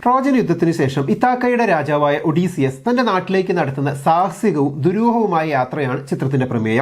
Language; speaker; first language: Malayalam; native; Malayalam